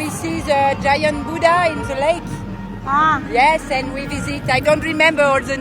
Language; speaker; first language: English; non-native, learner; French